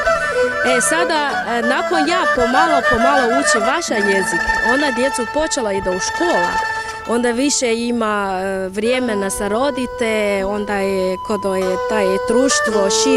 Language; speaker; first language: Bosnian; non-native, learner; Chinese